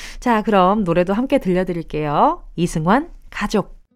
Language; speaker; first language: Korean; native; Korean